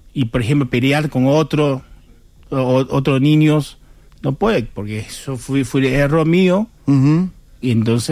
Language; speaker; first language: Spanish; non-native, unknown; Chinese